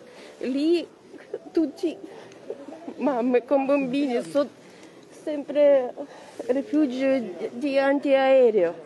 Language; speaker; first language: Italian; non-native, learner; Ukrainian